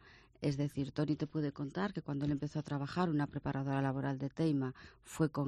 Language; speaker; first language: Spanish; native; Spanish